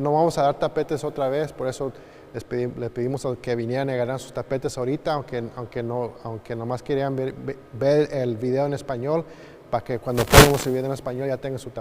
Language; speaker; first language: Spanish; early bilingual, heritage; Spanish